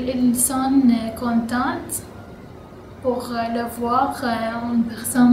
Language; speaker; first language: French; non-native, learner; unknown